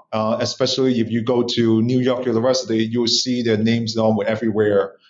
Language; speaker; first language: English; non-native, local second language; Cantonese